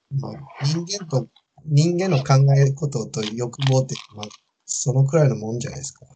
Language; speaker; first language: Japanese; non-native, fluent; Chinese